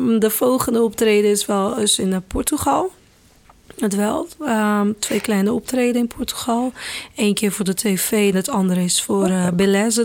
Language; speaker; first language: Dutch; non-native, fluent; Kabuverdianu